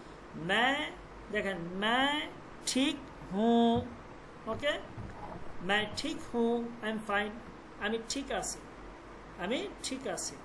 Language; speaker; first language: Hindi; non-native, fluent; Bangla